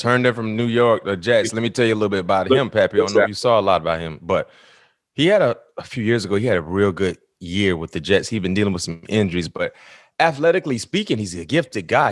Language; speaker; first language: English; native; English